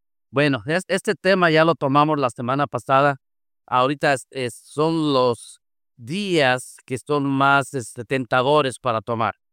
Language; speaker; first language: Spanish; native; Spanish